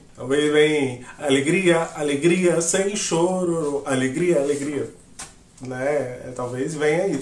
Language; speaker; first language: Portuguese; native; Portuguese